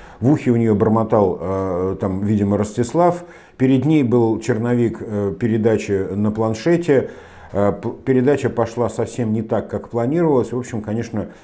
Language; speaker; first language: Russian; native; Russian